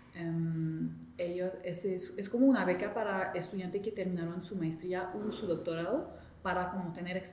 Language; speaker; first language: Spanish; non-native, fluent; English